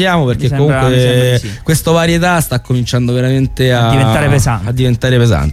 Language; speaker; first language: Italian; native; Italian